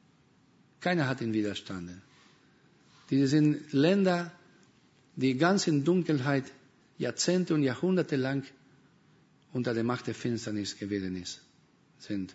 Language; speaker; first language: German; non-native, fluent; Spanish